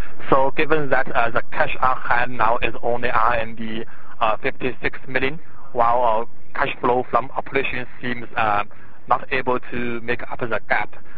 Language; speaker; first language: English; non-native, fluent; Chinese